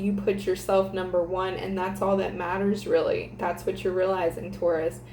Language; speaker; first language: English; native; English